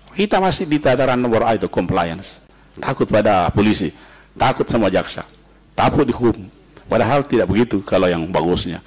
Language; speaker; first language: Indonesian; native; Indonesian